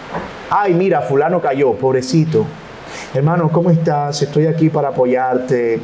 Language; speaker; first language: Spanish; native; Spanish